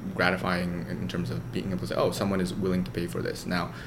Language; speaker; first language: English; native; English